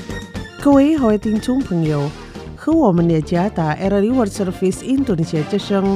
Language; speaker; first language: Chinese; non-native, fluent; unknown